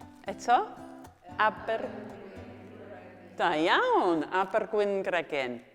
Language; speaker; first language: Welsh; non-native, local second language; English